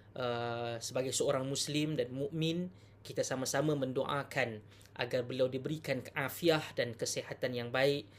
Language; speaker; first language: Malay; native; Malay